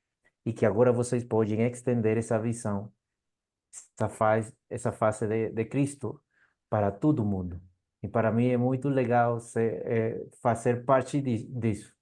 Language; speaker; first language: Portuguese; non-native, fluent; Spanish